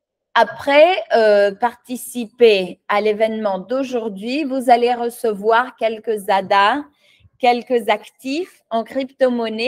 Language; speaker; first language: French; non-native, fluent; Spanish